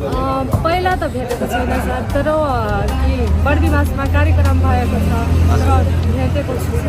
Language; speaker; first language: Nepali; non-native, local second language; Maithili